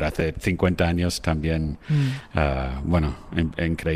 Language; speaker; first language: Spanish; non-native, fluent; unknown